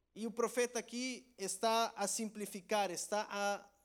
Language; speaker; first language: Portuguese; non-native, learner; Spanish